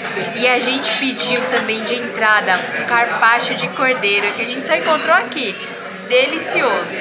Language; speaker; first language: Portuguese; native; Portuguese